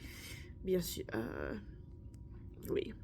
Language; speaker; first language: French; non-native, learner; English